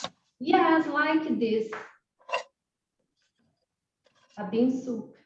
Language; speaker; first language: English; non-native, learner; Portuguese